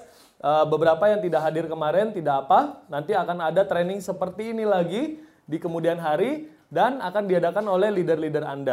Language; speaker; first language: Indonesian; native; Indonesian